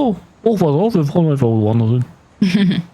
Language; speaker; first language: German; native; German